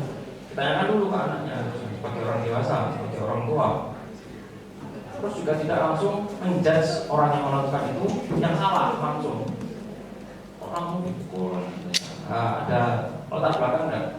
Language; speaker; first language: Indonesian; native; Indonesian